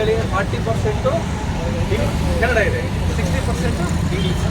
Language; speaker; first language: Kannada; native; Kannada